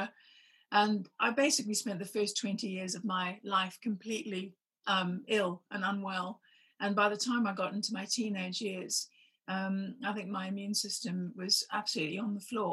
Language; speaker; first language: English; native; English